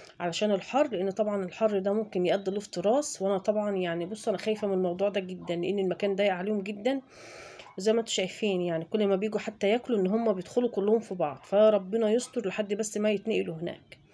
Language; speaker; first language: Arabic; native; Arabic